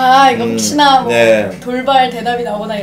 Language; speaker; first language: Korean; non-native, fluent; Chinese